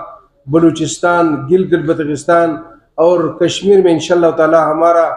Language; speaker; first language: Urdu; non-native, local second language; Pashto